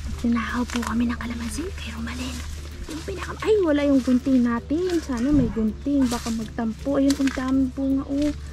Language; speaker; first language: Filipino; non-native, local second language; Iloko